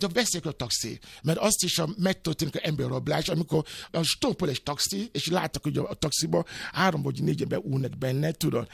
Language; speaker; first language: Hungarian; non-native, fluent; Yoruba